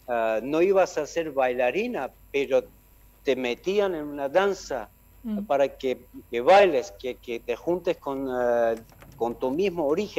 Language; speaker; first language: Spanish; non-native, fluent; Armenian